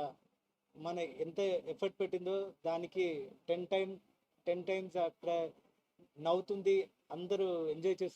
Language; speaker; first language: Telugu; non-native, fluent; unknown